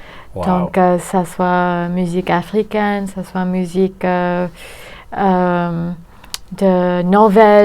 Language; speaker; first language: French; non-native, fluent; English